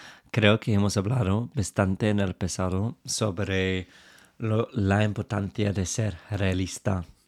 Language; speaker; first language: Spanish; non-native, fluent; English